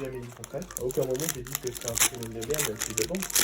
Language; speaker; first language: French; native; French